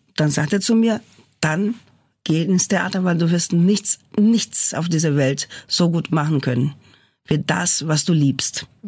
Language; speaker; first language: German; non-native, fluent; Portuguese